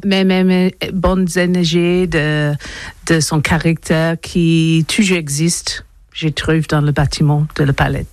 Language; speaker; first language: French; non-native, learner; English